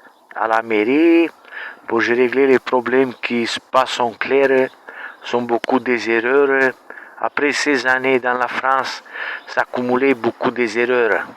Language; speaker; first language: French; non-native, learner; Romanian